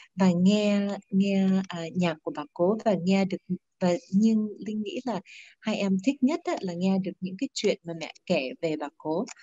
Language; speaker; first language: Vietnamese; early bilingual, heritage; Vietnamese